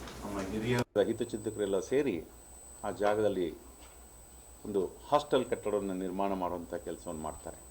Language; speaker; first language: Kannada; non-native, local second language; Lambadi